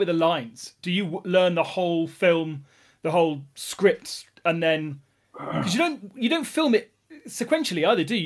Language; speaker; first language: English; native; English